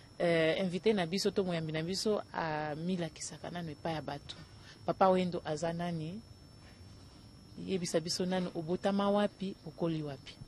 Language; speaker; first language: Lingala; native; Lingala